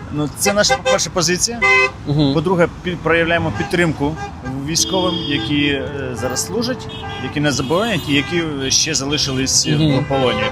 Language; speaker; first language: Ukrainian; native; Ukrainian